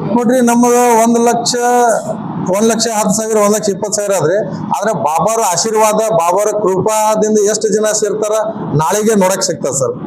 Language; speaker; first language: Kannada; non-native, local second language; Lambadi